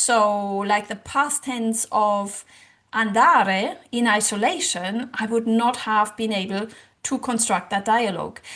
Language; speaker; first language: English; non-native, fluent; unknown